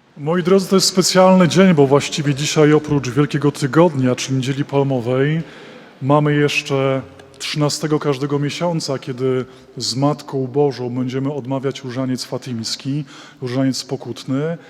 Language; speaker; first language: Polish; native; Polish